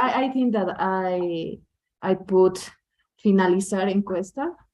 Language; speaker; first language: English; non-native, learner; Spanish